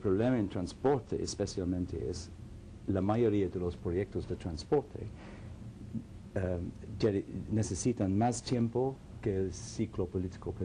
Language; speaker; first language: Spanish; non-native, fluent; English